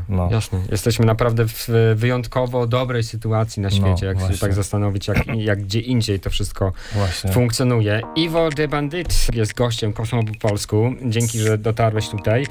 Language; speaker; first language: Polish; native; Polish